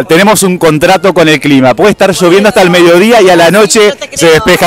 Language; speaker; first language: Spanish; native; Spanish